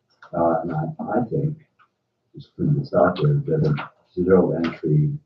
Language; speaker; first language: English; native; English